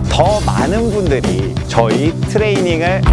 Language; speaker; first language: Korean; native; Korean